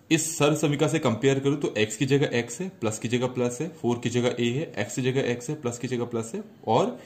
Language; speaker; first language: Hindi; native; Hindi